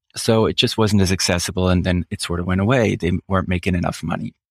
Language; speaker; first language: English; non-native, fluent; German